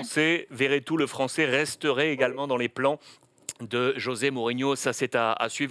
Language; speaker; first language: French; native; French